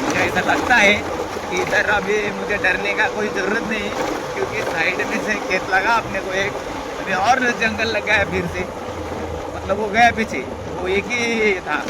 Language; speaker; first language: Hindi; non-native, local second language; Marathi